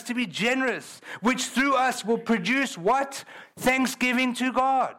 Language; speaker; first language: English; native; English